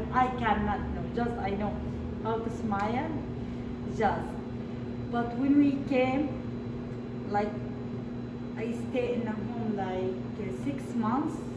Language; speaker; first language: English; non-native, learner; Arabic